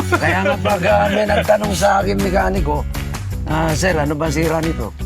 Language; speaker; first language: Filipino; native; Filipino